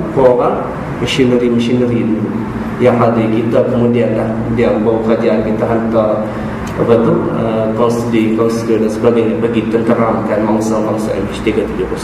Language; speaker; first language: Malay; native; Malay